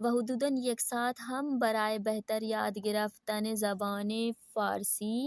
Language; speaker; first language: Persian; non-native, fluent; Urdu